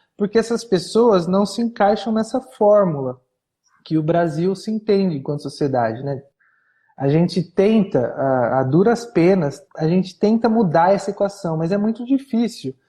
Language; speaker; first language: Portuguese; native; Portuguese